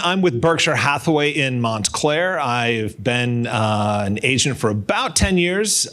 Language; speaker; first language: English; native; English